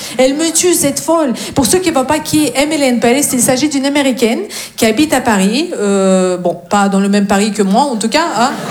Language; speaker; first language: French; non-native, fluent; Russian